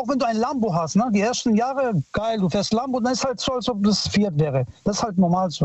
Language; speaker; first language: German; early bilingual, other home language; Italian